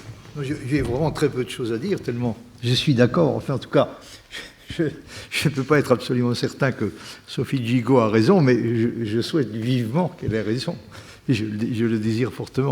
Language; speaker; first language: French; native; French